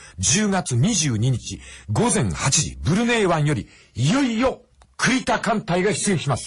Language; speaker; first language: Japanese; native; Japanese